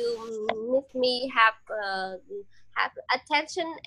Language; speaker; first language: English; non-native, learner; Vietnamese